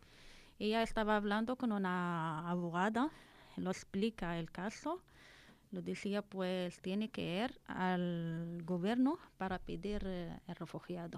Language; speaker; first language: Spanish; non-native, learner; Arabic